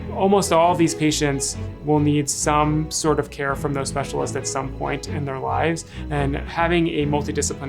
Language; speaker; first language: English; native; English